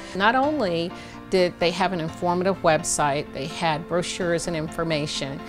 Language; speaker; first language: English; native; English